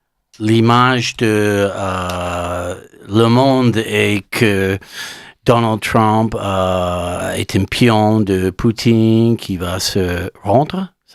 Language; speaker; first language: French; non-native, learner; English